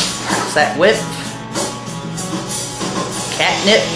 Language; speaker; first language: English; native; English